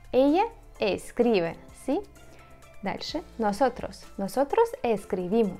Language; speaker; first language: Spanish; non-native, fluent; Russian